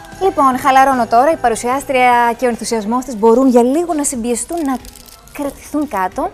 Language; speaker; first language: Greek; native; Greek